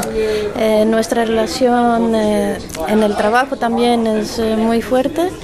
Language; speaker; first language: Spanish; non-native, fluent; Greek